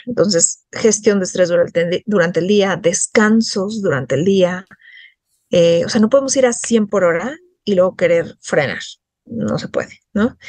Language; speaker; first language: Spanish; native; Spanish